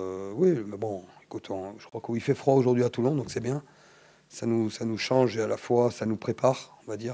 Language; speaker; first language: French; native; French